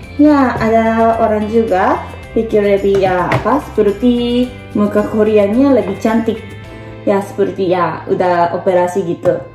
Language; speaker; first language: Indonesian; non-native, learner; Japanese